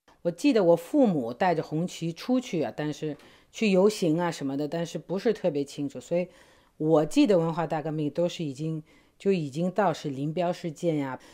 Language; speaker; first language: Chinese; native; Chinese